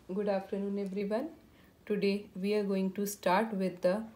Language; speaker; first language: English; non-native, local second language; Punjabi